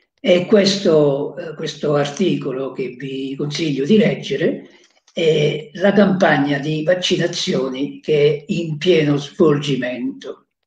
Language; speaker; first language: Italian; native; Italian